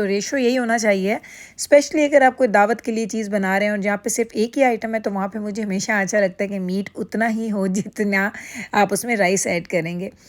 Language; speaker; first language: Urdu; native; Urdu